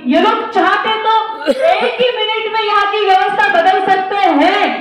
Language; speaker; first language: Hindi; non-native, local second language; Marathi